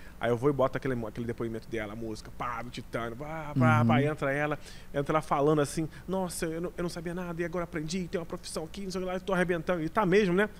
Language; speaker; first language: Portuguese; native; Portuguese